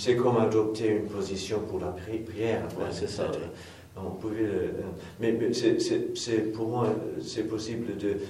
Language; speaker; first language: French; non-native, fluent; English